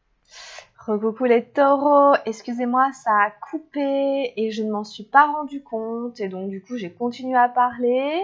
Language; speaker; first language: French; native; French